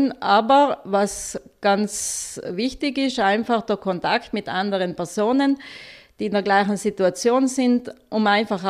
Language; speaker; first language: German; native; German